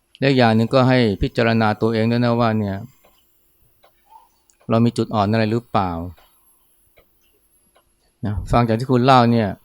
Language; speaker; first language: Thai; native; Thai